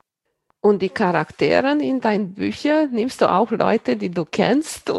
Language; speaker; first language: German; non-native, fluent; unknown